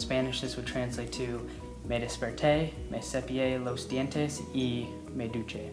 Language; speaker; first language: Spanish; non-native, learner; English